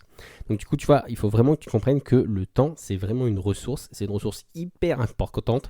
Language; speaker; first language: French; native; French